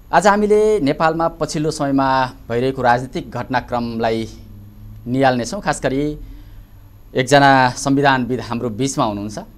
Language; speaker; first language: Nepali; native; Nepali